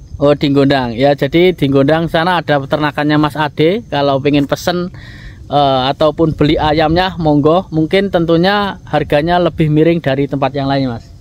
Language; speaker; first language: Indonesian; native; Indonesian